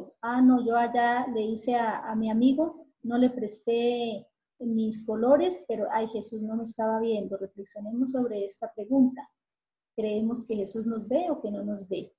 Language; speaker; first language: Spanish; native; Spanish